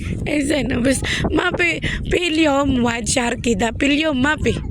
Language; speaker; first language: Arabic; non-native, learner; Filipino